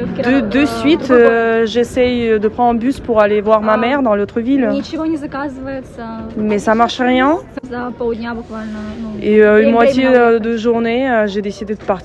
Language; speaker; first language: French; non-native, fluent; Russian